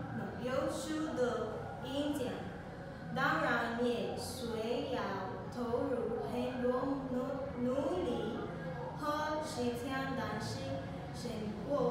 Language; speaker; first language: Chinese; non-native, learner; Spanish